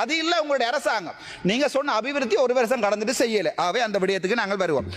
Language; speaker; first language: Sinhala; non-native, local second language; Tamil